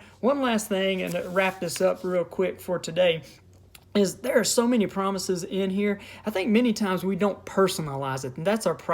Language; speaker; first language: English; native; English